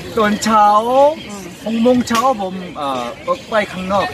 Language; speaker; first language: Thai; non-native, learner; Korean